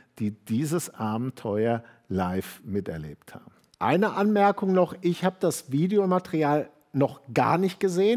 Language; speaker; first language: German; native; German